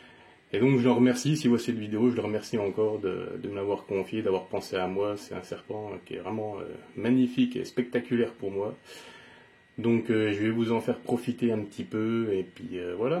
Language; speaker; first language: French; native; French